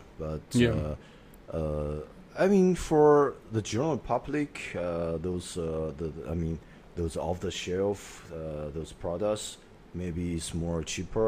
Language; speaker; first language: English; non-native, fluent; Chinese